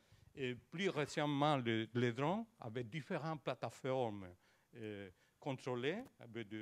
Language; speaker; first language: French; non-native, learner; Spanish